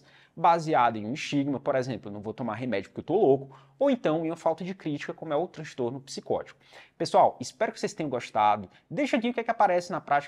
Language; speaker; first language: Portuguese; native; Portuguese